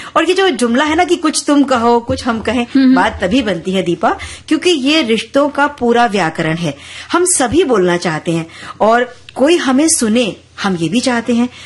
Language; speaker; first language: Hindi; native; Hindi